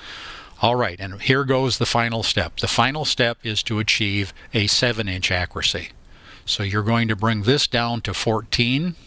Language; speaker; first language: English; native; English